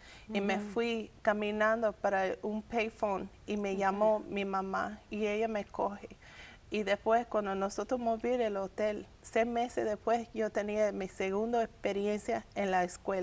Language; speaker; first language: Spanish; early bilingual, heritage; English